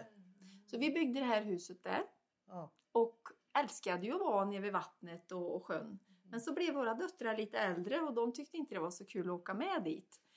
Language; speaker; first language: Swedish; native; Swedish